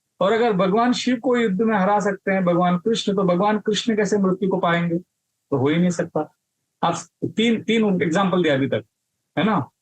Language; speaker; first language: Hindi; non-native, local second language; Marathi